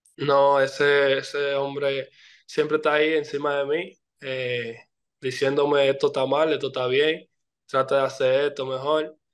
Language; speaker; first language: Spanish; native; Spanish